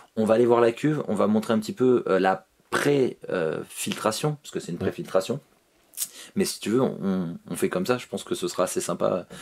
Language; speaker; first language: French; native; French